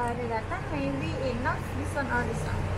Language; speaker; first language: English; non-native, learner; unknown